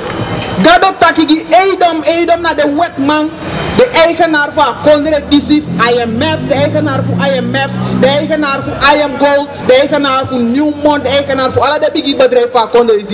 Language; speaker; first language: Dutch; non-native, local second language; Sranan Tongo